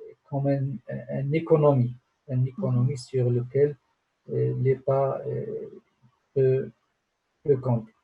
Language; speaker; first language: French; non-native, local second language; Arabic